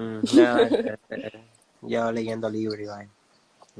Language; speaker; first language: Spanish; early bilingual, heritage; Spanish